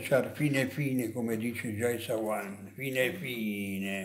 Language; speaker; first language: Italian; native; Italian